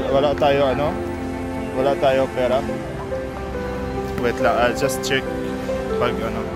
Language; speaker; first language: Filipino; non-native, learner; Arabic